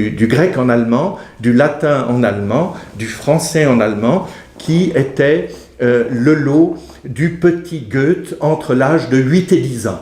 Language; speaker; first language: French; native; French